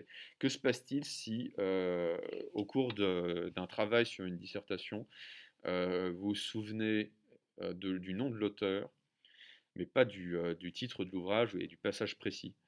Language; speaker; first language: French; native; French